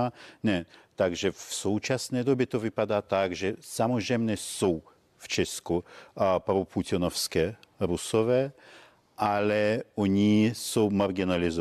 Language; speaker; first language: Czech; non-native, fluent; Russian